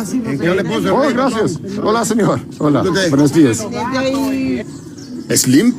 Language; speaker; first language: Spanish; non-native, learner; English